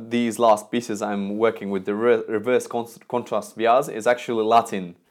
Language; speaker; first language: English; non-native, fluent; Russian